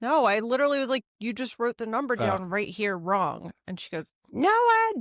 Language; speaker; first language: English; native; English